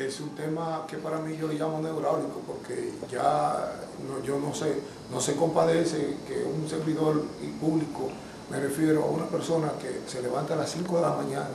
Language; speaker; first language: Spanish; native; Spanish